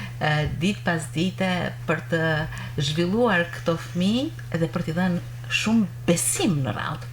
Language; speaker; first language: Albanian; native; Albanian